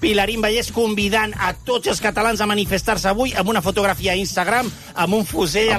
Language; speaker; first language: Catalan; native; Catalan